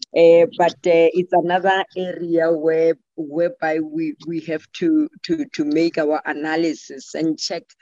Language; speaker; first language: English; non-native, local second language; Tswana